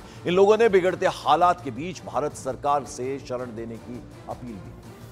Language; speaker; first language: Hindi; native; Hindi